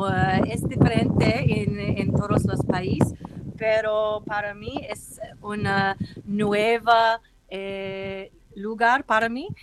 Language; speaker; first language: Spanish; non-native, learner; English